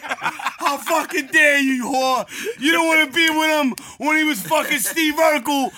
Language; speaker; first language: English; native; English